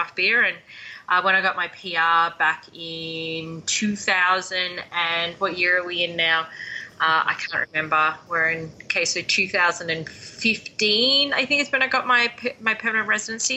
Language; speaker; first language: English; native; English